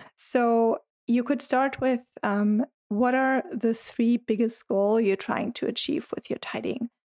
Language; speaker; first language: English; non-native, fluent; German